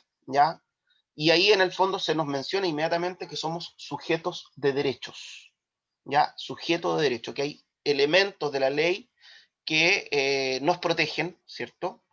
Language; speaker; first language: Spanish; native; Spanish